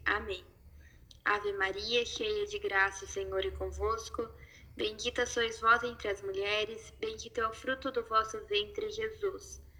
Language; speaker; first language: Portuguese; native; Portuguese